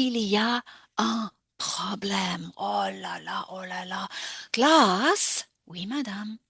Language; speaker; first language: French; non-native, fluent; English